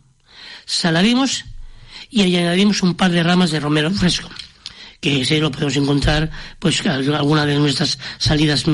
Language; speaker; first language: Spanish; native; Spanish